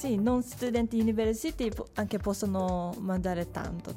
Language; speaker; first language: Italian; non-native, learner; Japanese